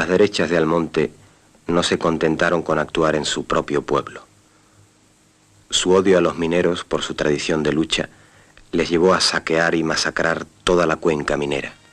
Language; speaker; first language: Spanish; native; Spanish